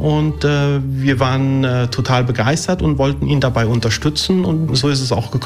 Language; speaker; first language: German; early bilingual, other home language; Italian